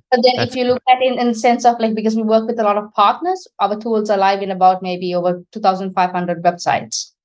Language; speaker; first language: English; non-native, local second language; Sinhala